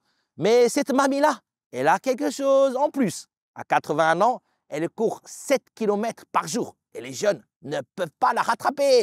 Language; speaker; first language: French; native; French